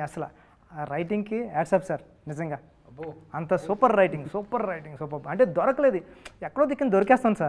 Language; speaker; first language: Telugu; native; Telugu